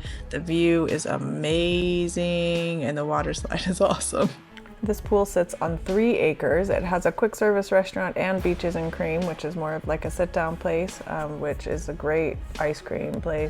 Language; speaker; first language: English; native; English